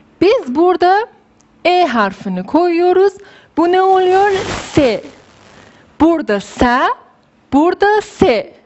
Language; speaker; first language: Turkish; non-native, fluent; Persian